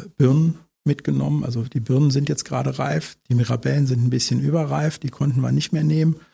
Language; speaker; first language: German; native; German